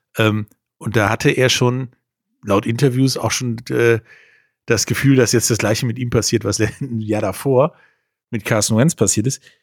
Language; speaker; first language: German; native; German